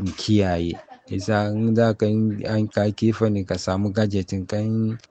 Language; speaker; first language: Hausa; non-native, local second language; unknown